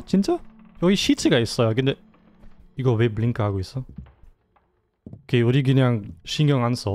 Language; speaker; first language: Korean; non-native, fluent; German